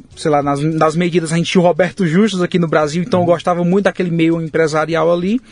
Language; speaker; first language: Portuguese; native; Portuguese